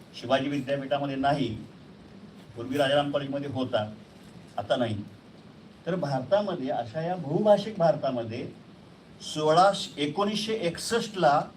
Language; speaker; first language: Marathi; native; Marathi